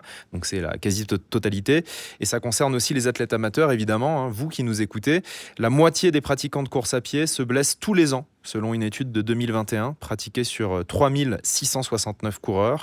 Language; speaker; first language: French; native; French